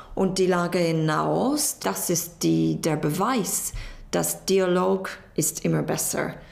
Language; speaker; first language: German; non-native, fluent; English